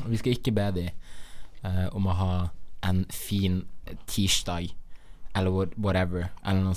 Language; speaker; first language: Norwegian; native; Norwegian